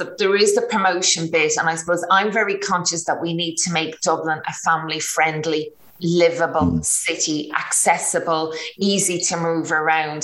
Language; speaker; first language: English; native; English